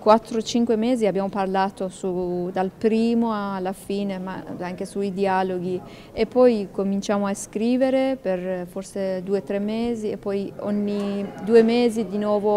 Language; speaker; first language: Italian; non-native, learner; Persian